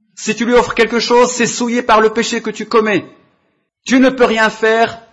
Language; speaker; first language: French; non-native, local second language; Arabic